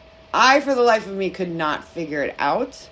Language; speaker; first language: English; native; English